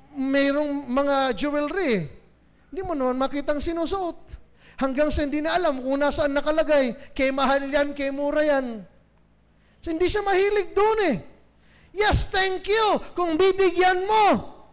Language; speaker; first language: Filipino; non-native, local second language; Bikol